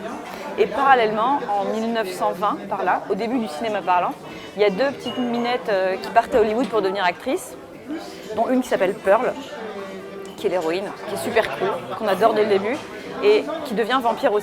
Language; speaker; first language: French; native; French